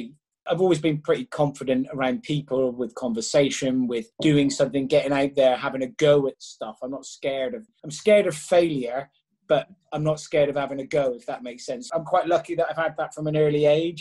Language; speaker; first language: English; native; English